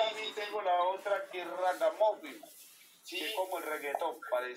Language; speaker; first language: Spanish; native; Spanish